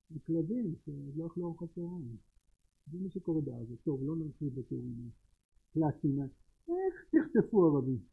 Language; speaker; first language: Hebrew; native; Hebrew